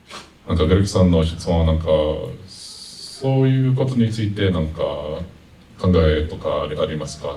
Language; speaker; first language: Japanese; non-native, fluent; English